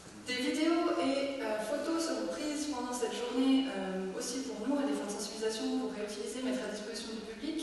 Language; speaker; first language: French; native; French